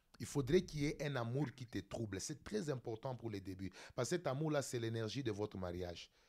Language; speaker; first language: French; non-native, local second language; Lingala